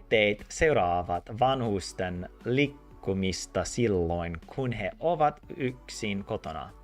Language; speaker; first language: Finnish; non-native, learner; English